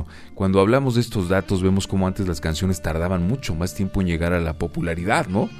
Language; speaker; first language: Spanish; native; Spanish